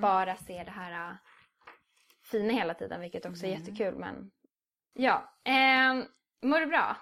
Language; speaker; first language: Swedish; native; Swedish